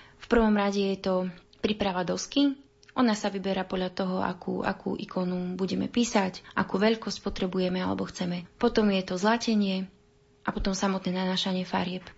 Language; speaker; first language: Slovak; native; Slovak